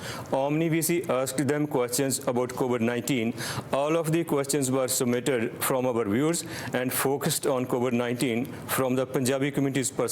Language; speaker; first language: English; non-native, fluent; Punjabi